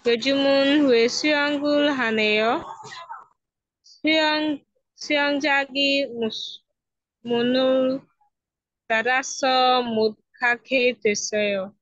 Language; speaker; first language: Korean; non-native, learner; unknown